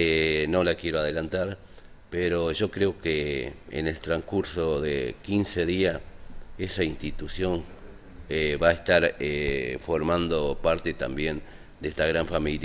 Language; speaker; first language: Spanish; native; Spanish